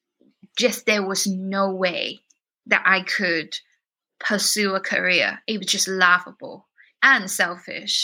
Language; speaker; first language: English; non-native, fluent; Chinese